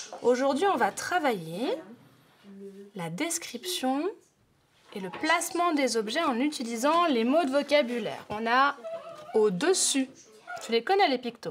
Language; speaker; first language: French; native; French